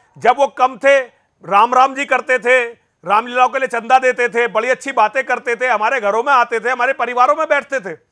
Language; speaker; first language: Hindi; native; Hindi